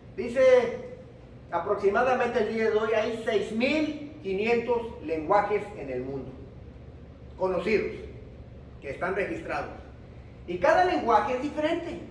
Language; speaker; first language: Spanish; early bilingual, heritage; Spanish